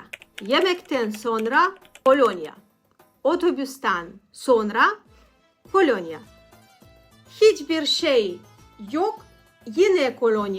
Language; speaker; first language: Turkish; non-native, learner; Russian